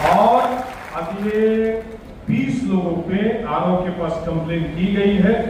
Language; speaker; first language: Hindi; non-native, local second language; Marathi